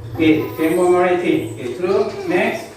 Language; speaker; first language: English; non-native, learner; Indonesian